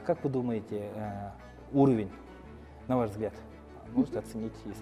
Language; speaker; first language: Russian; non-native, local second language; Kyrgyz